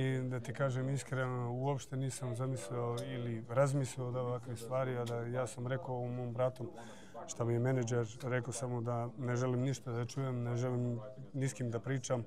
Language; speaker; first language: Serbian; early bilingual, heritage; German